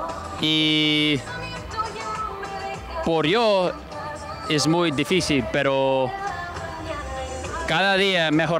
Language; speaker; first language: Spanish; non-native, learner; English